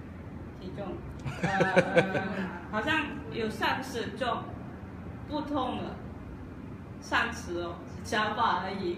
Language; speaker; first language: Chinese; non-native, learner; Javanese